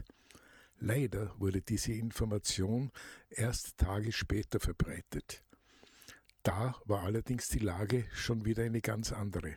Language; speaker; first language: German; native; German